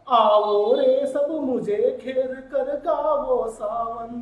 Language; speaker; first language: Hindi; non-native, local second language; Telugu